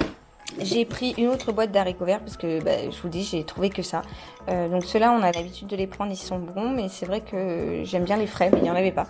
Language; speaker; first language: French; native; French